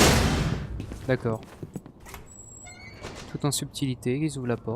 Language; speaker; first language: French; native; French